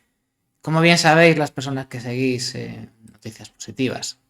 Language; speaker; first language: Spanish; native; Spanish